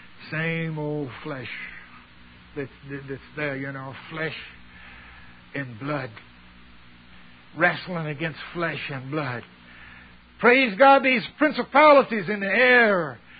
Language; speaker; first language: English; native; English